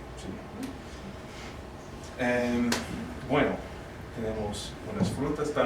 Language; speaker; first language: Spanish; non-native, fluent; English